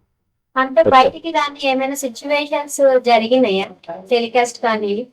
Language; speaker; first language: Telugu; native; Telugu